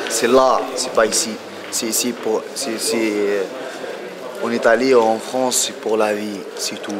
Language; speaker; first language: French; non-native, learner; Arabic